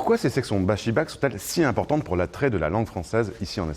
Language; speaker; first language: French; native; French